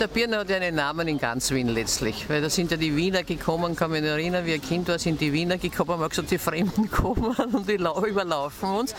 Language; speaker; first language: German; native; German